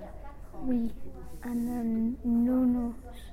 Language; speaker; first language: French; non-native, learner; English